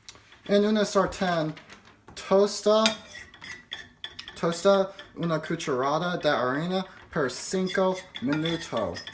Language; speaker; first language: Spanish; non-native, learner; English